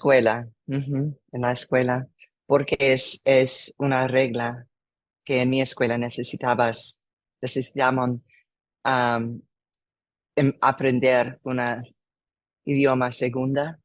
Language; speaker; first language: Spanish; non-native, learner; English